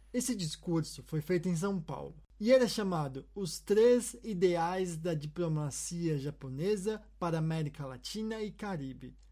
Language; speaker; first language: Portuguese; native; Portuguese